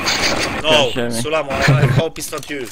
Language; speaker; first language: English; non-native, learner; Polish